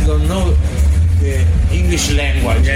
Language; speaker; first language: English; non-native, learner; Italian